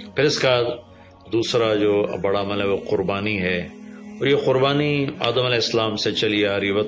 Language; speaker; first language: Urdu; non-native, local second language; Punjabi